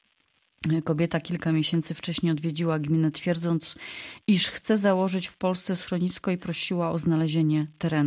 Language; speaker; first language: Polish; native; Polish